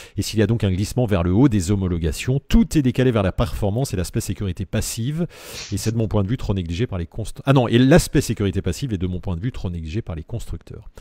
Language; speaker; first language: French; native; French